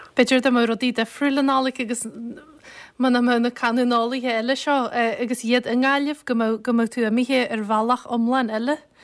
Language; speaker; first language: Irish; native; Irish